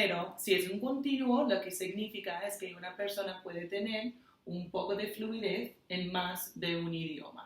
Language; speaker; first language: Spanish; non-native, fluent; English